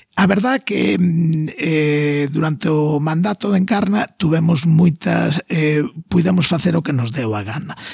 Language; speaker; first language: Galician; non-native, local second language; Spanish